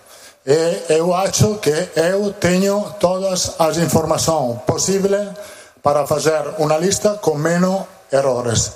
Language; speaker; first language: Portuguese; non-native, learner; Italian